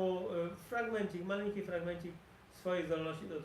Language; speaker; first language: Polish; native; Polish